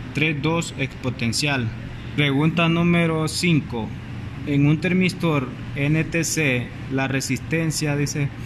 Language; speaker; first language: Spanish; native; Spanish